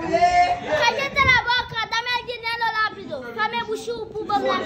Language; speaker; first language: Spanish; early bilingual, other home language; Haitian Creole